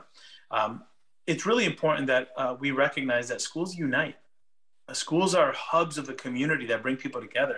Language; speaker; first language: English; early bilingual, other home language; Spanish